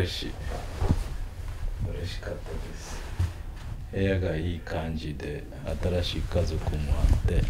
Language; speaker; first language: Japanese; non-native, learner; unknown